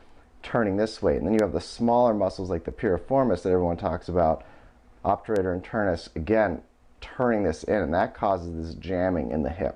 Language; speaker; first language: English; native; English